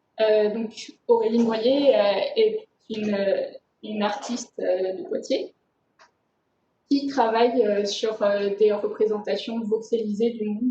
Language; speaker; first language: French; native; French